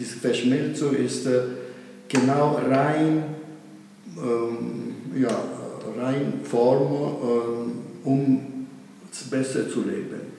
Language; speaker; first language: German; non-native, learner; Italian